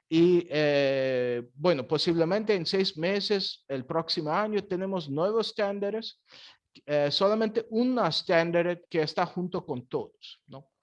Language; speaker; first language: Spanish; non-native, fluent; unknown